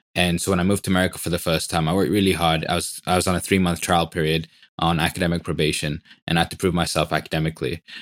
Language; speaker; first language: English; non-native, local second language; Swahili